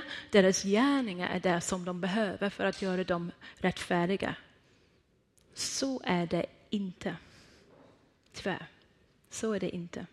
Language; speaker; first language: Swedish; non-native, fluent; Persian